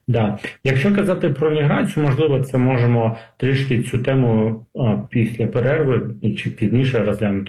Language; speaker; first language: Ukrainian; non-native, local second language; Russian